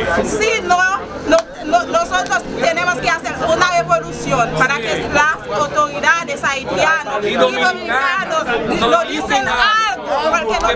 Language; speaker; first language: Spanish; non-native, fluent; Haitian Creole